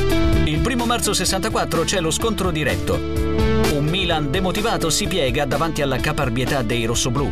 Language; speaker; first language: Italian; native; Italian